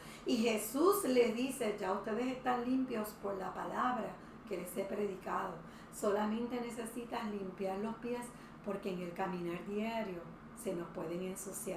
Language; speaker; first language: Spanish; native; Spanish